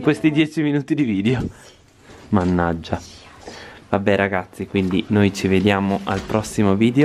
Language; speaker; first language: Italian; native; Italian